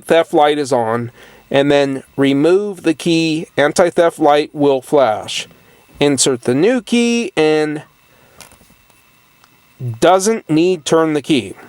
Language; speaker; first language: English; native; English